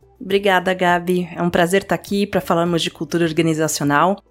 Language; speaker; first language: Portuguese; native; Portuguese